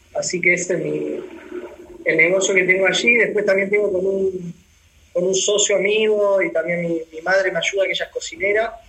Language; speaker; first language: Spanish; native; Spanish